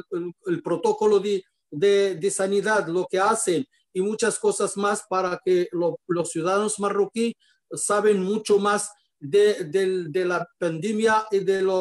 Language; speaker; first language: Spanish; non-native, fluent; Arabic